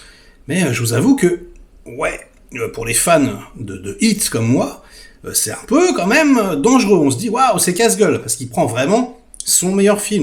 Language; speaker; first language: French; native; French